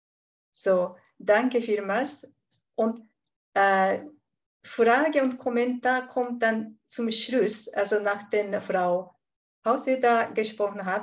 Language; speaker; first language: German; non-native, fluent; Japanese